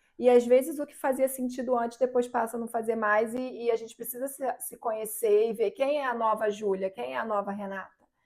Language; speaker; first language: Portuguese; native; Portuguese